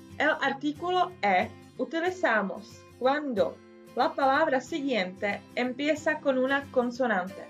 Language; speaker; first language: Spanish; non-native, fluent; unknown